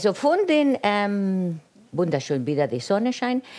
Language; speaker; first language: German; non-native, fluent; Italian